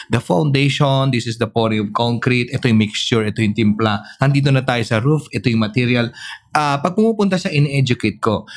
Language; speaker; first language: Filipino; native; Filipino